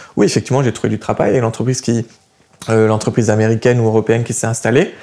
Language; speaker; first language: French; early bilingual, other home language; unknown